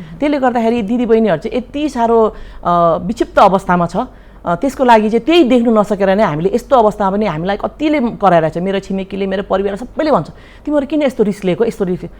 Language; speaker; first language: Nepali; early bilingual, heritage; Nepali